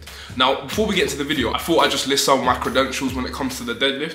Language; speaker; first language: English; native; English